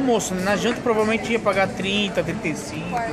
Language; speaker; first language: Portuguese; native; Portuguese